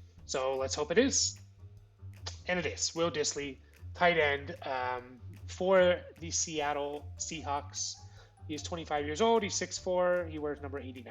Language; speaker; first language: English; native; English